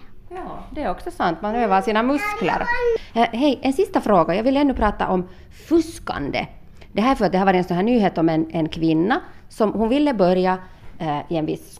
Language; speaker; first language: Swedish; native; Swedish